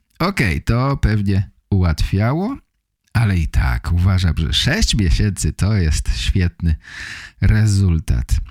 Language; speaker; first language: Polish; native; Polish